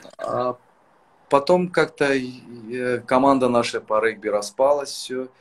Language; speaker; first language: Russian; native; Russian